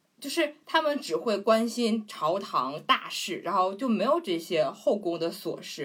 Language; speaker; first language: Chinese; native; Chinese